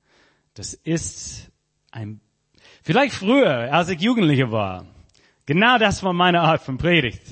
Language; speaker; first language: German; non-native, fluent; English